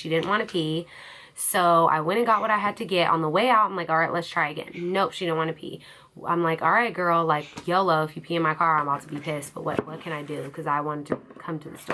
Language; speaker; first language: English; native; English